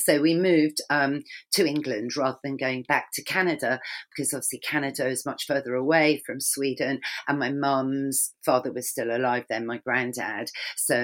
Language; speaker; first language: English; native; English